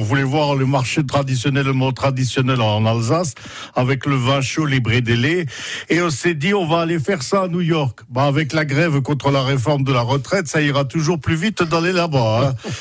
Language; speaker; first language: French; native; French